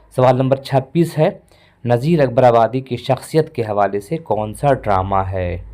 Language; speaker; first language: Hindi; native; Hindi